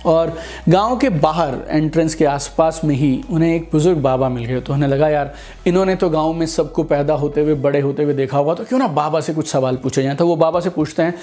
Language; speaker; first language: Hindi; native; Hindi